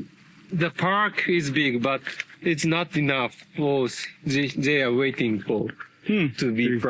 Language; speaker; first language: English; non-native, learner; Japanese